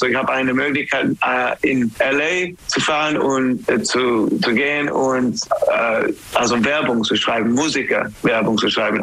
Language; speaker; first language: German; non-native, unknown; English